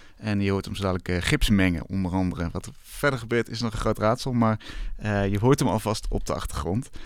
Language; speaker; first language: Dutch; native; Dutch